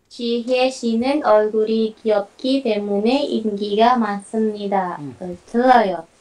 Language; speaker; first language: Korean; non-native, learner; Indonesian